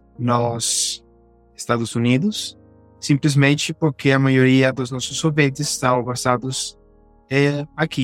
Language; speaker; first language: Portuguese; non-native, fluent; Spanish